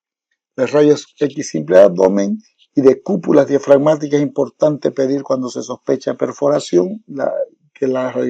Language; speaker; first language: Spanish; native; Spanish